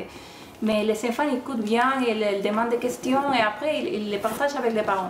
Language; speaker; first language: French; non-native, fluent; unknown